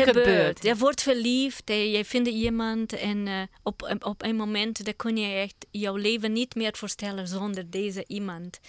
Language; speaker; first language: Dutch; non-native, learner; Portuguese